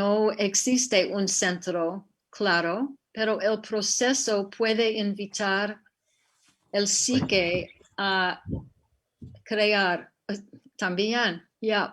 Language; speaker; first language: Spanish; non-native, fluent; English